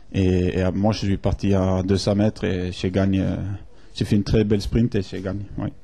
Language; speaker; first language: French; non-native, fluent; Norwegian